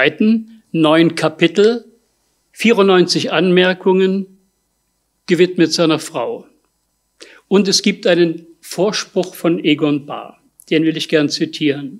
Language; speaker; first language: German; native; German